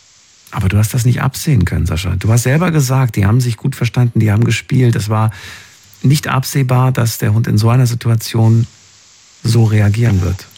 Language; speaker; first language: German; native; German